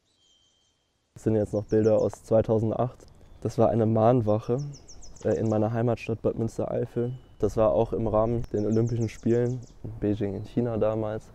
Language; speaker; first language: German; early bilingual, other home language; Tibetan